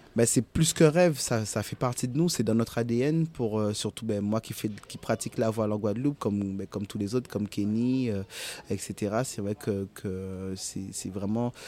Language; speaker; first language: French; native; French